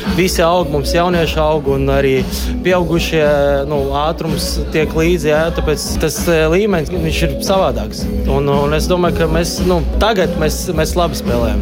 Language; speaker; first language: Latvian; non-native, fluent; Russian